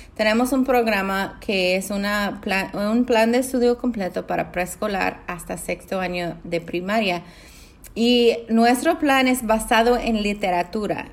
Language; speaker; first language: Spanish; non-native, fluent; English